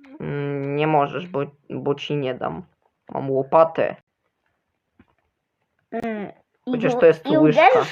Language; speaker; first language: Polish; early bilingual, other home language; Ukrainian